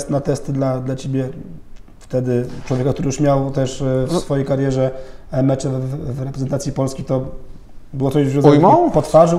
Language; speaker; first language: Polish; native; Polish